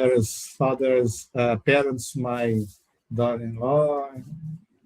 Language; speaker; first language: English; non-native, learner; Portuguese